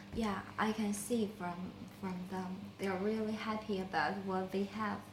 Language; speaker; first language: English; non-native, learner; Chinese